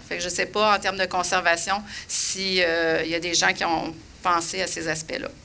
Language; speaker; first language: French; native; French